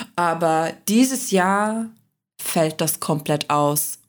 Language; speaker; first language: German; non-native, fluent; Turkish